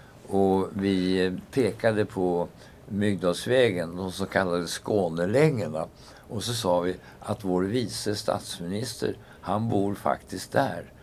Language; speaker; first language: Swedish; native; Swedish